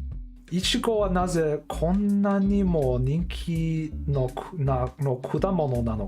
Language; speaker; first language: Japanese; non-native, learner; English